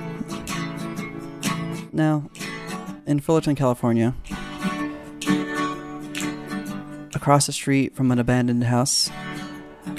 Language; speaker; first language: English; non-native, local second language; Filipino